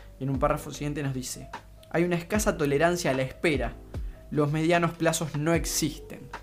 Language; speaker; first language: Spanish; native; Spanish